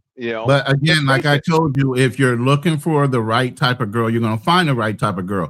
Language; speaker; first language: English; native; English